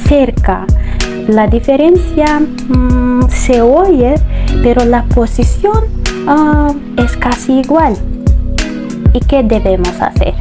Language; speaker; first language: Spanish; non-native, fluent; Russian